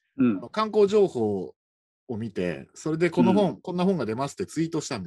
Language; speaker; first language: Japanese; native; Japanese